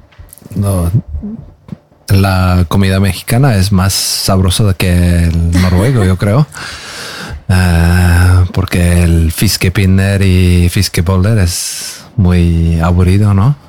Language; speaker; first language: Spanish; non-native, learner; Norwegian